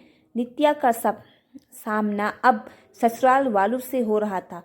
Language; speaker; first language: Hindi; native; Hindi